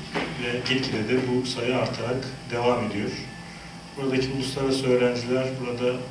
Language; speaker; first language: Turkish; native; Turkish